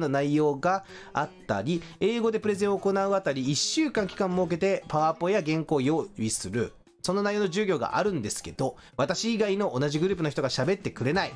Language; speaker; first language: Japanese; native; Japanese